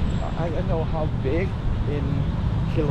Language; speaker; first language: English; non-native, fluent; Thai